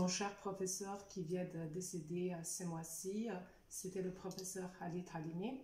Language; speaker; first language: French; non-native, fluent; Albanian